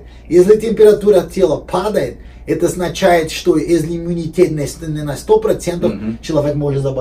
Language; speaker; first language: Russian; non-native, learner; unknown